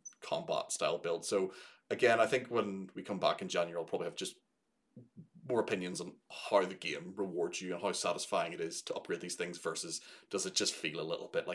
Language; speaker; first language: English; native; English